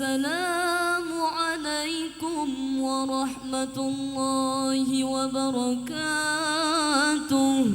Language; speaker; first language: Arabic; non-native, learner; Javanese